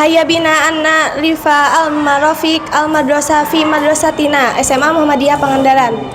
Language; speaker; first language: Arabic; non-native, learner; Indonesian